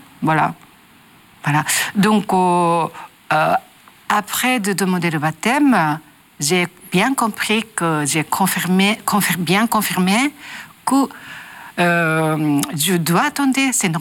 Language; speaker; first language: French; non-native, learner; Japanese